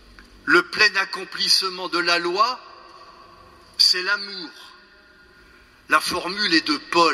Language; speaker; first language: French; native; French